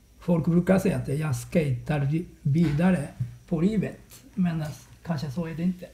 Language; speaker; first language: Swedish; non-native, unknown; Japanese